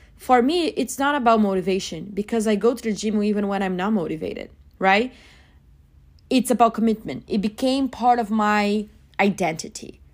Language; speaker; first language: English; non-native, fluent; Portuguese